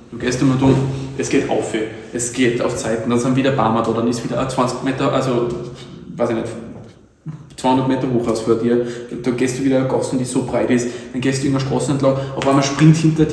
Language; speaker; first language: German; native; German